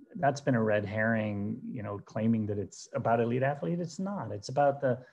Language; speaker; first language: English; native; English